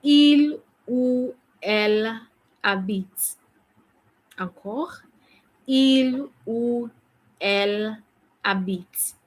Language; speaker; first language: French; non-native, fluent; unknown